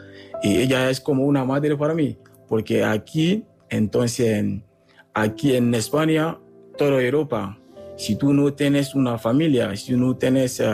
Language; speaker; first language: Spanish; non-native, fluent; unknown